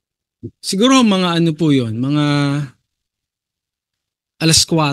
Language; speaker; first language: Filipino; native; Filipino